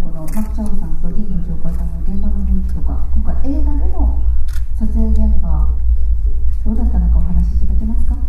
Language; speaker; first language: Japanese; native; Japanese